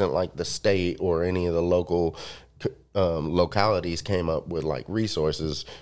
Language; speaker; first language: English; early bilingual, other home language; Spanish